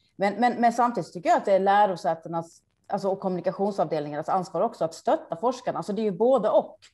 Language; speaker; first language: Swedish; native; Swedish